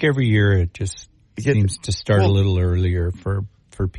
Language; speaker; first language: English; native; English